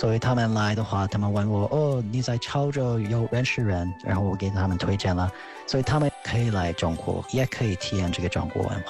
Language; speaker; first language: Chinese; non-native, fluent; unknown